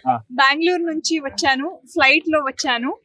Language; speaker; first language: Telugu; non-native, learner; Kannada